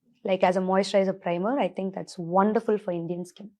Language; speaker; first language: English; non-native, local second language; Tamil